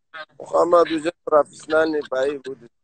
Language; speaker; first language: Russian; non-native, learner; Persian